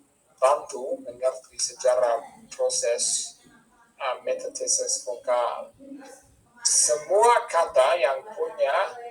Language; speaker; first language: Indonesian; non-native, fluent; English